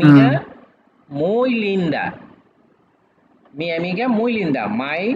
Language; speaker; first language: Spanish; non-native, fluent; Bangla